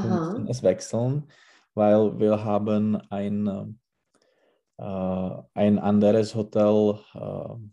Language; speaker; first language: German; non-native, learner; Czech